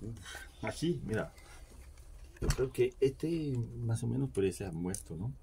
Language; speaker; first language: Spanish; non-native, learner; French